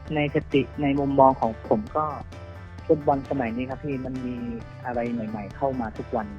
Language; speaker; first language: Thai; native; Thai